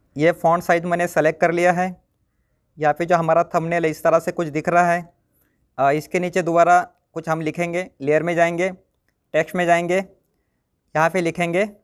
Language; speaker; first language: Hindi; non-native, local second language; Marathi